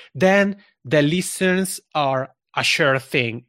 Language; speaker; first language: English; non-native, fluent; Italian